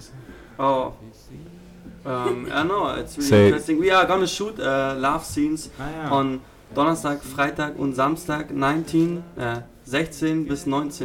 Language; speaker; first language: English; non-native, fluent; German